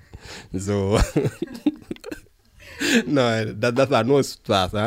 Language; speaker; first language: German; non-native, learner; French